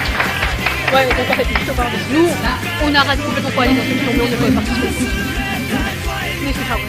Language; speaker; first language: French; native; French